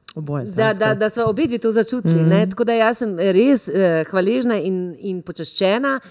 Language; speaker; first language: Slovenian; native; Slovenian